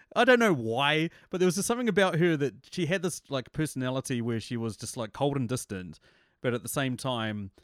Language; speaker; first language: English; native; English